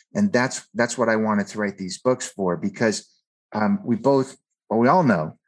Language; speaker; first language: English; native; English